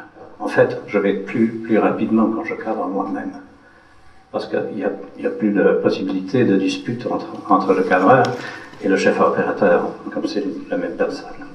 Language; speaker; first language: French; non-native, fluent; English